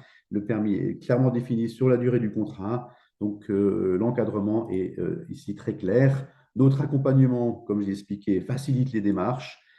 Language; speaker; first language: French; native; French